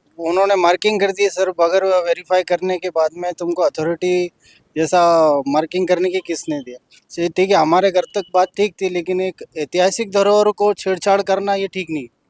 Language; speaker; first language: Hindi; non-native, local second language; Urdu